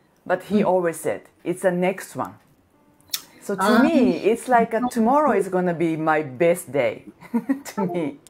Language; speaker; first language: English; non-native, fluent; Japanese